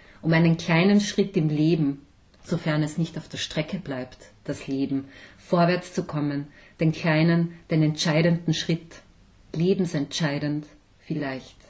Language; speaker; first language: German; native; German